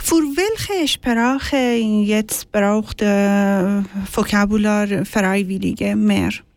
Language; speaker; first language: German; non-native, learner; Persian